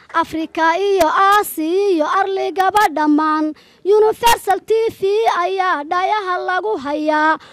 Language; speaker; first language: Somali; native; Somali